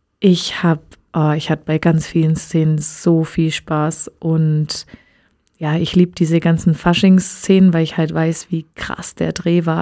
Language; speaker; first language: German; native; German